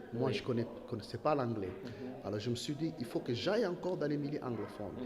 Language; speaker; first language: French; non-native, local second language; Lingala